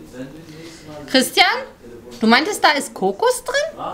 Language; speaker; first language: German; native; German